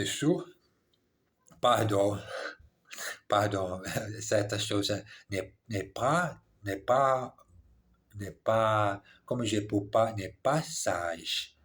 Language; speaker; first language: French; non-native, learner; English